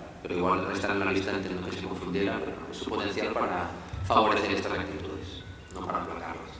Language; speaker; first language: Spanish; native; Spanish